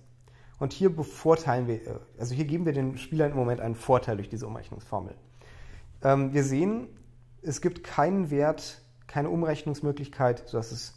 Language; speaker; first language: German; native; German